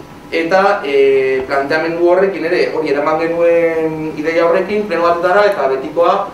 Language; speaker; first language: Basque; non-native, local second language; Spanish